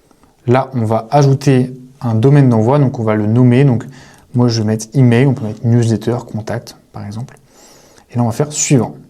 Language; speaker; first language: French; native; French